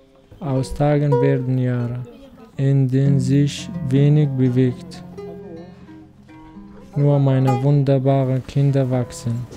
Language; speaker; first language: German; non-native, learner; Arabic